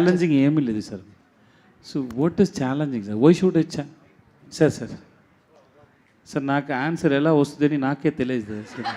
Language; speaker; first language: Telugu; non-native, learner; Tamil